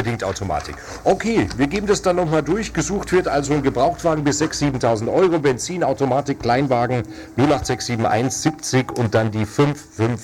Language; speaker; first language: German; native; German